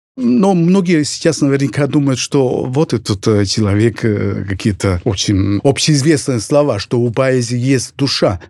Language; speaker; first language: Russian; non-native, fluent; Spanish